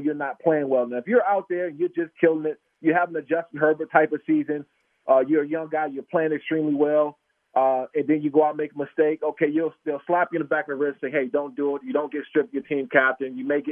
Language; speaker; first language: English; native; English